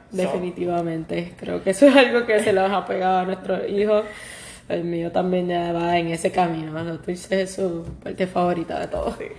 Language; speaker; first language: Spanish; native; Spanish